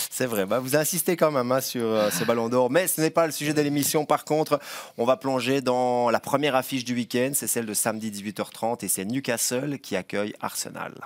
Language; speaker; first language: French; native; French